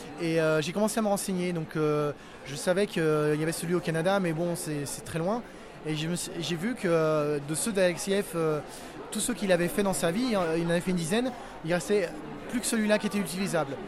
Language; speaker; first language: French; native; French